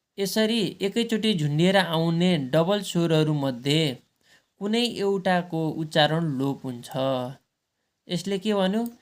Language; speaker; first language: Nepali; native; Nepali